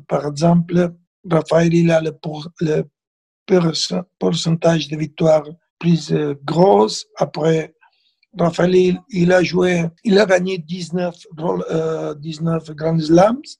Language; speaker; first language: French; non-native, learner; Spanish